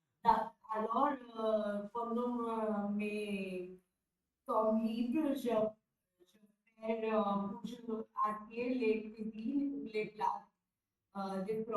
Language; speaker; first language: French; non-native, learner; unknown